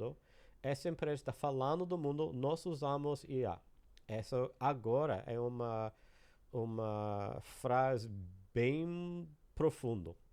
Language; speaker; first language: Portuguese; non-native, learner; English